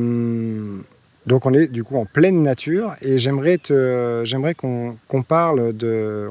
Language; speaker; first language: French; native; French